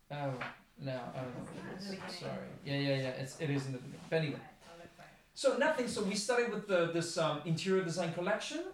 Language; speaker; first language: English; non-native, fluent; Italian